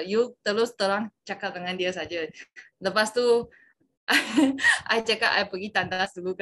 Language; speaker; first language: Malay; non-native, local second language; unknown